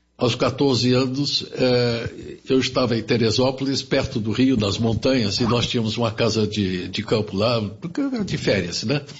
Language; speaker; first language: Portuguese; early bilingual, other home language; German